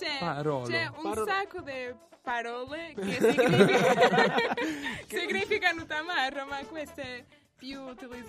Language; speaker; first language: Italian; non-native, learner; Portuguese